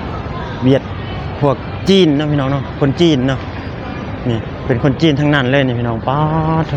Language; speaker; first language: Thai; non-native, local second language; Lao